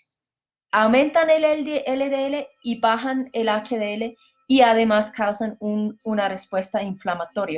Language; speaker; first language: Spanish; non-native, fluent; English